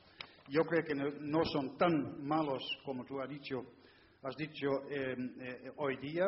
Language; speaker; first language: Spanish; non-native, fluent; Dutch